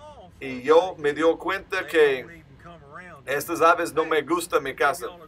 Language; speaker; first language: Spanish; non-native, learner; English